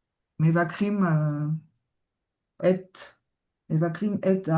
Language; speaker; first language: Hebrew; non-native, learner; French